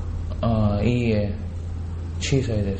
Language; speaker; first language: Japanese; non-native, learner; Korean